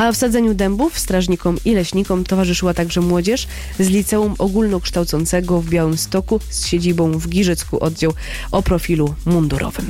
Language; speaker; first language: Polish; native; Polish